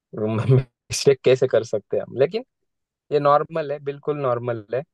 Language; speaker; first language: Hindi; non-native, local second language; Marathi